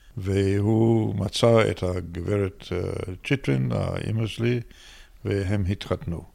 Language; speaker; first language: Hebrew; non-native, fluent; English